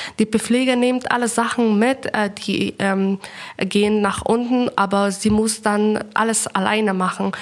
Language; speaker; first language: German; non-native, learner; Persian